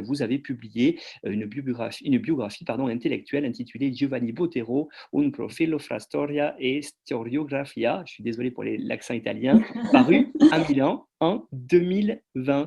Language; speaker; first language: French; native; French